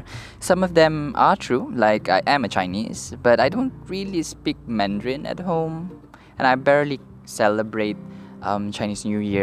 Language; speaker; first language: English; non-native, local second language; Malay